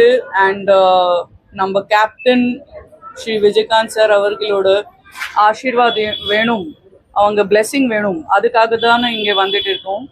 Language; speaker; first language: Tamil; non-native, local second language; Gujarati